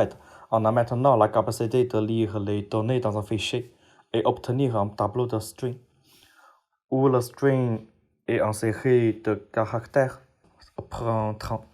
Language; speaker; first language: French; non-native, fluent; Chinese